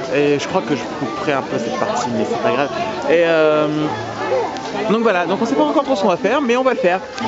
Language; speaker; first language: French; native; French